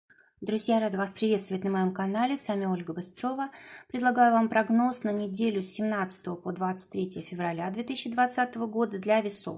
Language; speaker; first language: Russian; native; Russian